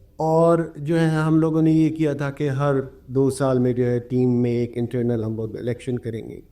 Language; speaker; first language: Urdu; early bilingual, heritage; Urdu